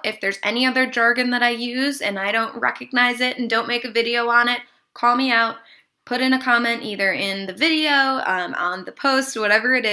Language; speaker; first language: English; native; English